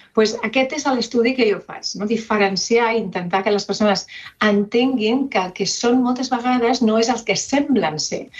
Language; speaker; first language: Catalan; non-native, local second language; Spanish